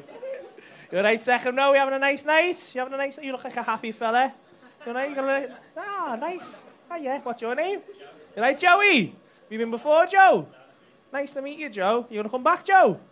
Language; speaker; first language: English; native; English